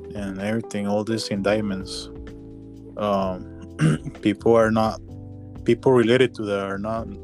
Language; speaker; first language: English; non-native, fluent; Spanish